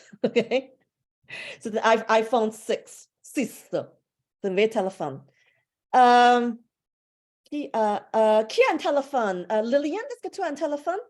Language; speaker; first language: French; non-native, fluent; English